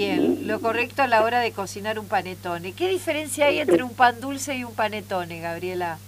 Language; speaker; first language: Spanish; native; Spanish